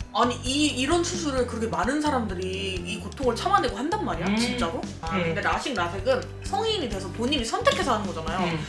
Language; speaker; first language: Korean; native; Korean